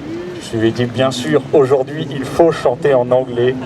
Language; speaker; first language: French; native; French